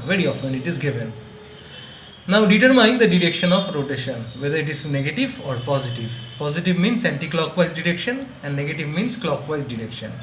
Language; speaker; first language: English; non-native, local second language; Bangla